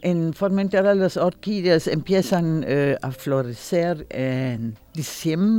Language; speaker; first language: Spanish; non-native, learner; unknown